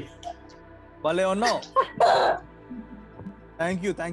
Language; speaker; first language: Telugu; native; Telugu